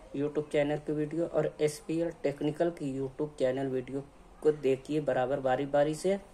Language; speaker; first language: Hindi; native; Hindi